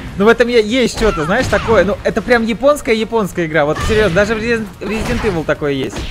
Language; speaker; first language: Russian; native; Russian